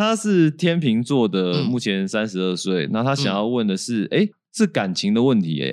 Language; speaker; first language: Chinese; native; Chinese